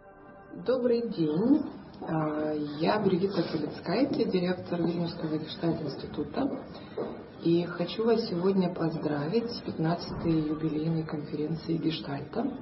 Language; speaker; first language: Russian; non-native, fluent; Lithuanian